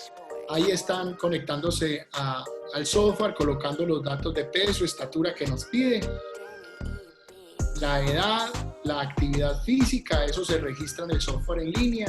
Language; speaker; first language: Spanish; native; Spanish